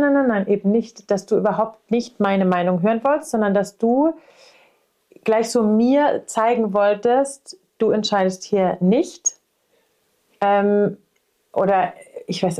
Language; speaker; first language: German; native; German